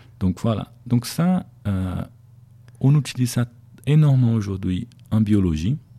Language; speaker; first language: French; non-native, fluent; Portuguese